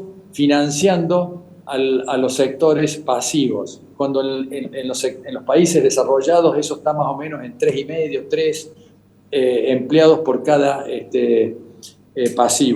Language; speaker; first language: Spanish; native; Spanish